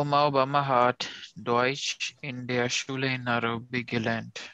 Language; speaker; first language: German; non-native, learner; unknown